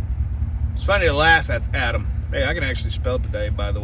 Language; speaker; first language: English; native; English